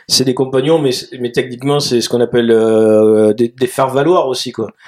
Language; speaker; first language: French; native; French